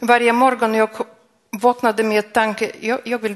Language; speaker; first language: Swedish; non-native, fluent; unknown